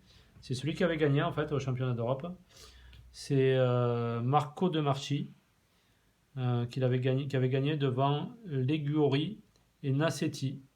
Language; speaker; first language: French; native; French